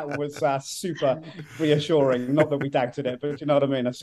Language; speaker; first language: English; native; English